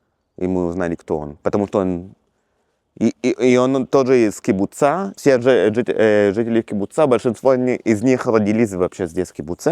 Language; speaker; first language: Russian; early bilingual, heritage; Russian